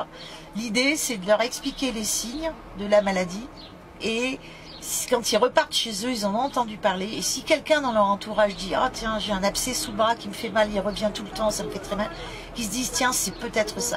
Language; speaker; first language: French; native; French